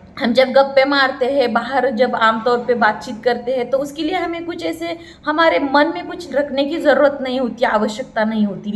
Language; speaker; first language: Hindi; non-native, local second language; Marathi